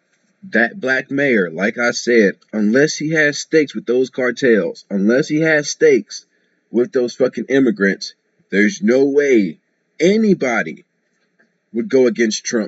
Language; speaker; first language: English; native; English